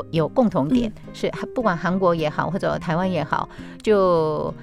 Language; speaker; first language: Chinese; non-native, fluent; Korean